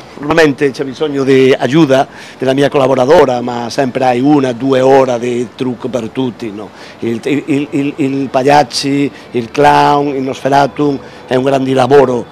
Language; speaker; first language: Italian; non-native, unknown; Spanish